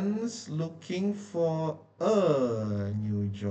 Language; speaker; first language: English; non-native, fluent; Indonesian